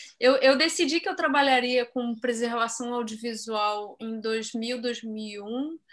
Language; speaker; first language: Portuguese; native; Portuguese